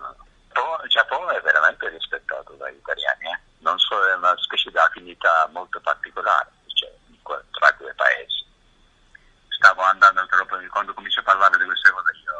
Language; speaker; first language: Italian; non-native, fluent; Japanese